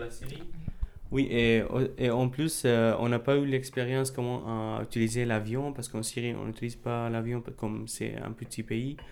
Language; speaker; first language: French; non-native, fluent; Arabic